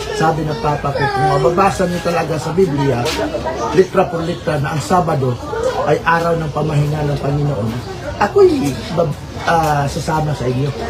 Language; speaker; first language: Filipino; non-native, local second language; Cebuano